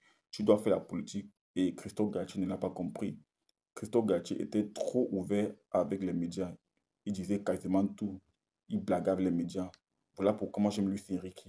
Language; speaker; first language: French; native; French